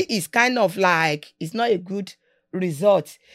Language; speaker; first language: English; non-native, local second language; Yoruba